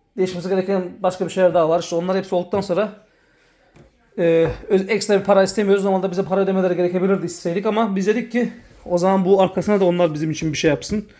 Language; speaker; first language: Turkish; early bilingual, heritage; Turkish